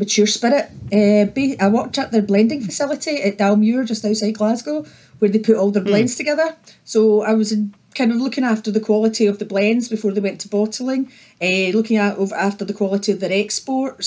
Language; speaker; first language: English; native; English